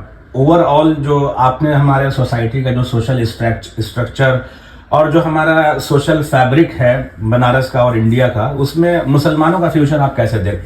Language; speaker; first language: Hindi; native; Hindi